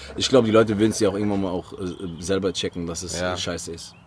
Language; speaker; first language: German; non-native, fluent; Arabic